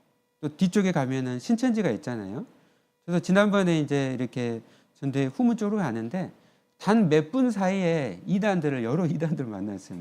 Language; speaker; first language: Korean; native; Korean